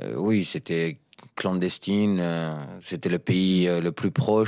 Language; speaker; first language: French; non-native, fluent; Persian